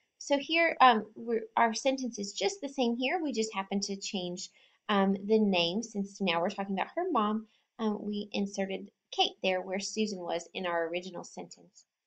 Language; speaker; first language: English; native; English